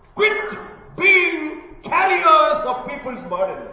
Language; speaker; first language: English; non-native, local second language; Malayalam